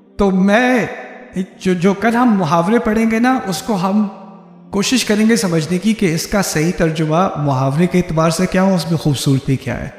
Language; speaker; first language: Urdu; early bilingual, heritage; Urdu